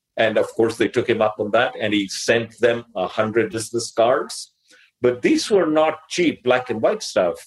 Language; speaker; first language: English; non-native, local second language; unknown